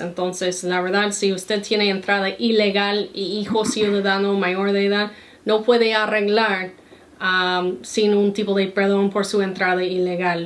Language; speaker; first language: Spanish; non-native, fluent; English